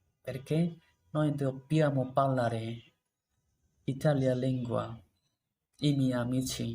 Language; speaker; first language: Italian; non-native, learner; Bangla